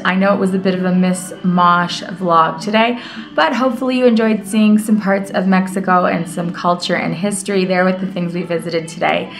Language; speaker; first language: English; early bilingual, heritage; English